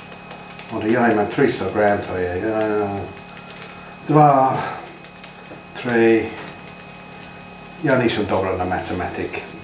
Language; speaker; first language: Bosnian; non-native, learner; English